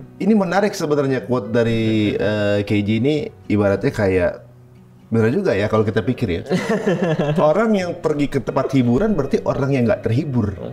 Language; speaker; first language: Indonesian; native; Indonesian